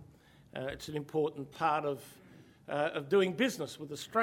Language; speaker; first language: English; native; English